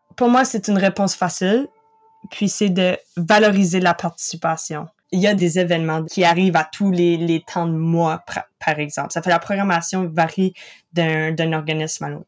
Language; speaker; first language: French; native; French